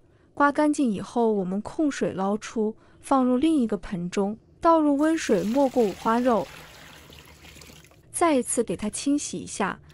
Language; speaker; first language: Chinese; native; Chinese